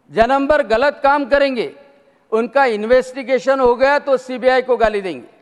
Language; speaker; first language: Hindi; non-native, local second language; Marathi